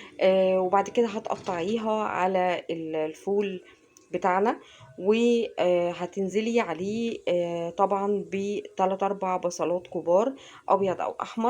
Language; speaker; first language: Arabic; native; Arabic